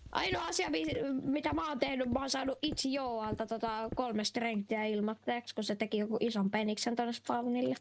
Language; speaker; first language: Finnish; native; Finnish